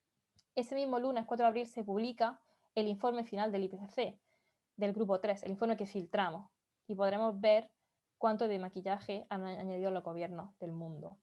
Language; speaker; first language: Spanish; native; Spanish